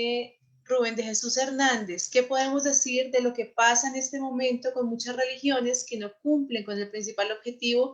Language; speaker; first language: Spanish; native; Spanish